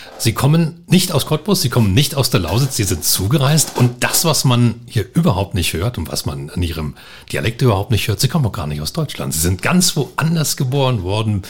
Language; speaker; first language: German; native; German